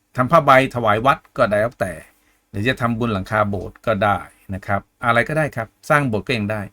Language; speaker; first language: Thai; native; Thai